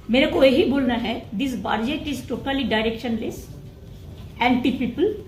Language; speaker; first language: Hindi; non-native, local second language; Bangla